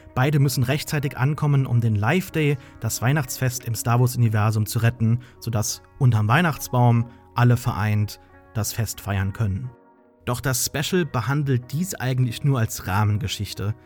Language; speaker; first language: German; native; German